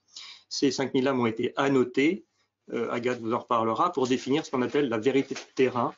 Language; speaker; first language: French; native; French